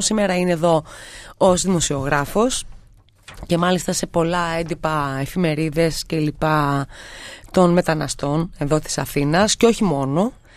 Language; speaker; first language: Greek; native; Greek